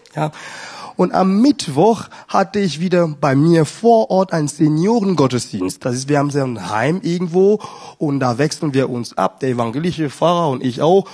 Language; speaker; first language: German; non-native, fluent; French